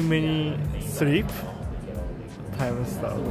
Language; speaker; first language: English; non-native, learner; Japanese